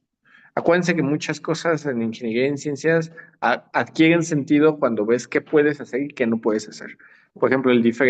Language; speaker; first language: Spanish; native; Spanish